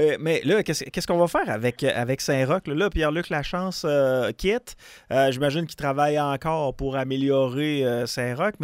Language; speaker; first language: French; native; French